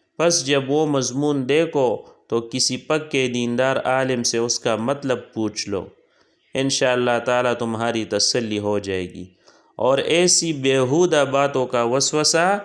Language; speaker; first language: Urdu; native; Urdu